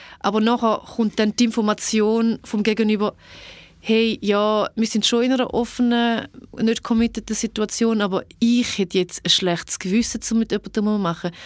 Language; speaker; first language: German; early bilingual, other home language; Albanian